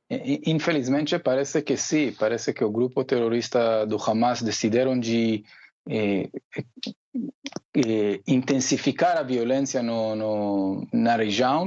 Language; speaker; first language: Portuguese; non-native, fluent; Hebrew